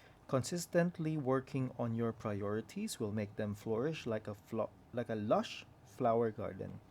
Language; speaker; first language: English; non-native, local second language; Filipino